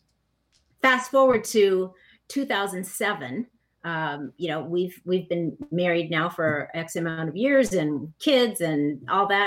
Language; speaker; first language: English; native; English